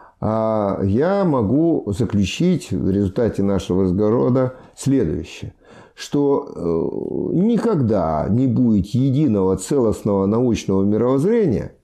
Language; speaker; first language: Russian; native; Russian